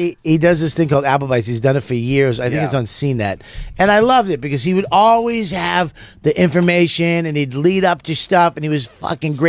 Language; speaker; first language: English; native; English